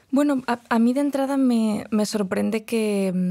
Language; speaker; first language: Spanish; non-native, local second language; Galician